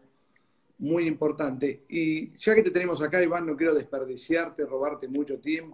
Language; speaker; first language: Spanish; native; Spanish